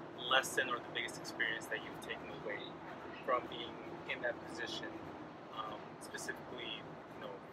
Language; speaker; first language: English; early bilingual, other home language; Spanish